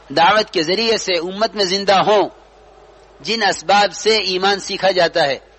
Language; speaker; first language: Urdu; native; Urdu